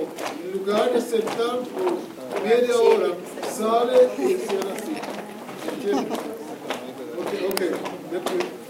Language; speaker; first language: Spanish; non-native, fluent; English